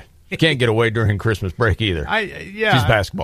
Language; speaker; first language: English; native; English